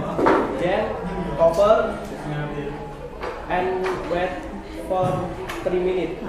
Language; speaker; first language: English; non-native, learner; Indonesian